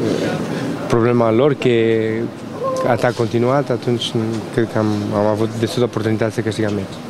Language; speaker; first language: Romanian; non-native, learner; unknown